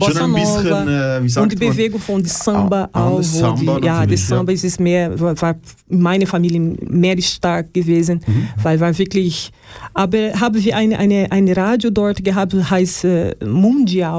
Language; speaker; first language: German; non-native, learner; Portuguese